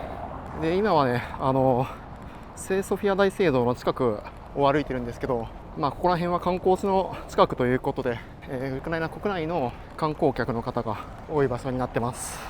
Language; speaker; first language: Japanese; native; Japanese